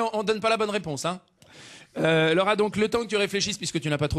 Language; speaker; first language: French; native; French